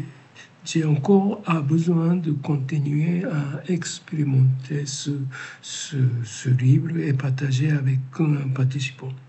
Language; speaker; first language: French; non-native, learner; Japanese